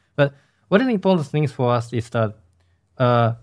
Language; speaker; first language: English; non-native, fluent; Japanese